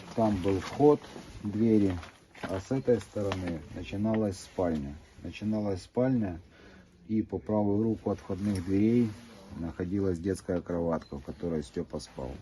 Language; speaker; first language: Russian; native; Russian